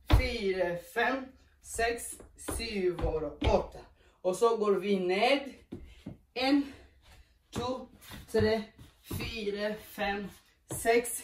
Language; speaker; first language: Norwegian; non-native, fluent; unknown